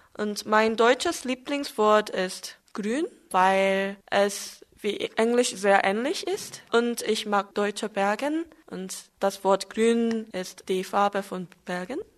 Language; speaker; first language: German; non-native, learner; Korean